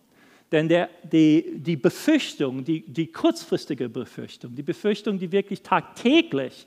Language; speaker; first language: German; non-native, fluent; English